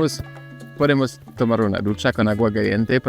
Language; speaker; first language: Spanish; non-native, learner; French